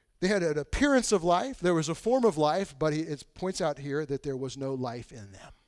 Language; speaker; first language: English; native; English